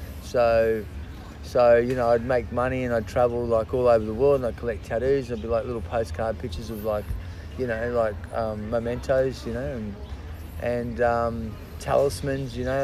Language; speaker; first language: English; native; English